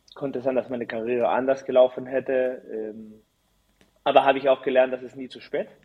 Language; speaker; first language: German; early bilingual, heritage; Spanish